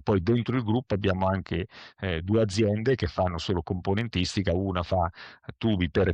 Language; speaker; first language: Italian; native; Italian